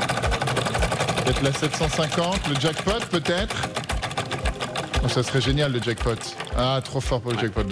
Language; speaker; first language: French; native; French